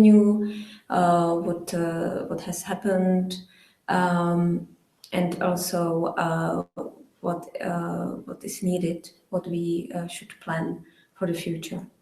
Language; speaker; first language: English; non-native, fluent; Czech